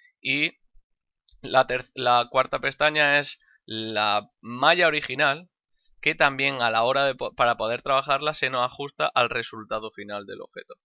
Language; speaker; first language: Spanish; native; Spanish